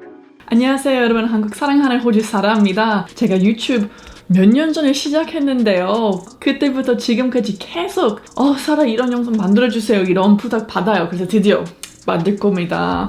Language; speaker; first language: Korean; non-native, fluent; English